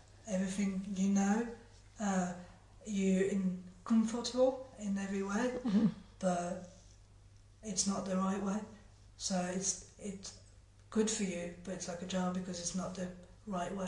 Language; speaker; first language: English; non-native, fluent; French